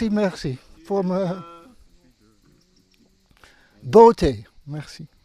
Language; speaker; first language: French; non-native, fluent; Dutch